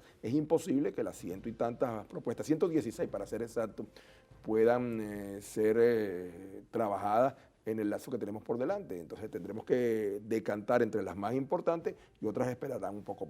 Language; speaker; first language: Spanish; native; Spanish